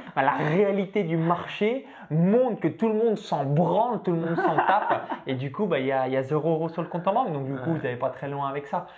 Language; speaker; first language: French; native; French